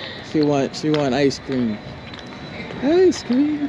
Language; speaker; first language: English; native; English